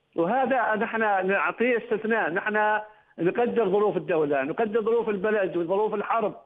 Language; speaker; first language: Arabic; native; Arabic